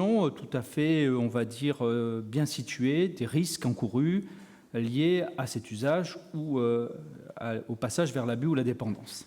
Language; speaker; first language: French; native; French